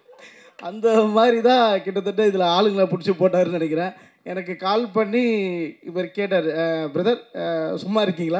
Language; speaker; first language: Tamil; native; Tamil